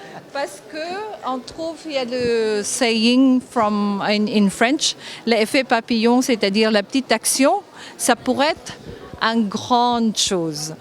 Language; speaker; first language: French; non-native, fluent; Japanese